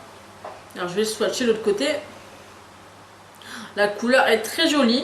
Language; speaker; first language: French; native; French